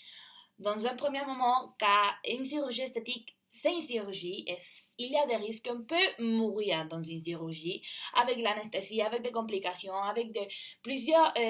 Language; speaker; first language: French; non-native, learner; Spanish